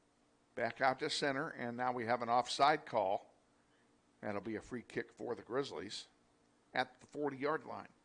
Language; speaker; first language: English; native; English